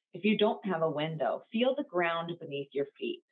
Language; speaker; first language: English; native; English